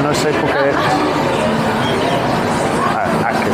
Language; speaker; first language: Spanish; non-native, learner; English